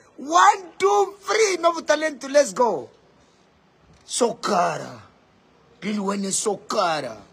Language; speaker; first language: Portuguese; non-native, local second language; Makhuwa